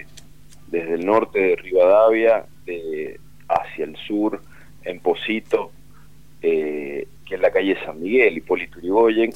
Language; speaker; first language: Spanish; native; Spanish